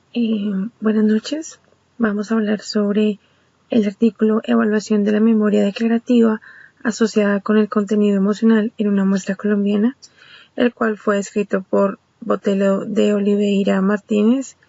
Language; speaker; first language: Spanish; native; Spanish